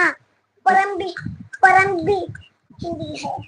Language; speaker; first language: Hindi; non-native, local second language; Bangla